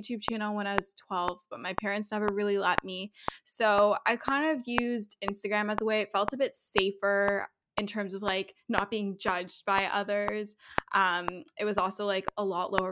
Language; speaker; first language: English; native; English